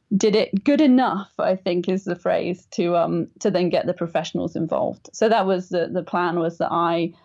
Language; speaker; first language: English; native; English